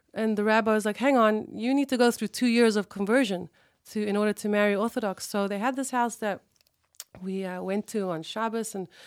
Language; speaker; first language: English; early bilingual, other home language; Hebrew